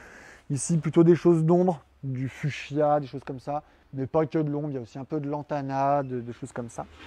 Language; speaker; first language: French; native; French